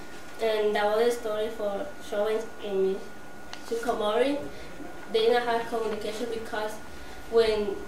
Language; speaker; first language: English; non-native, learner; Spanish